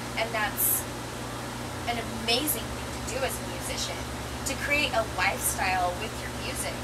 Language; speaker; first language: English; native; English